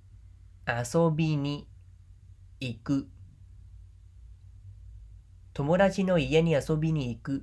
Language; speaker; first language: Japanese; non-native, fluent; Khmer